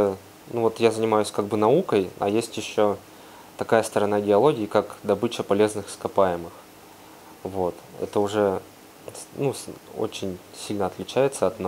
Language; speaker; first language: Russian; native; Russian